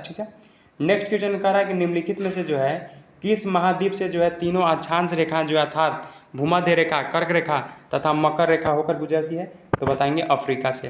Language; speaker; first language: Hindi; native; Hindi